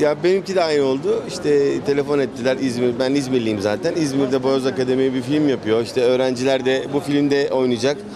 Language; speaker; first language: Turkish; native; Turkish